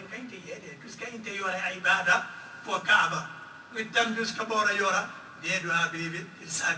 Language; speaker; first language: Swedish; non-native, fluent; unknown